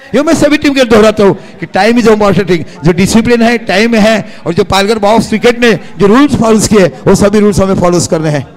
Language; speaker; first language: Hindi; non-native, local second language; Marathi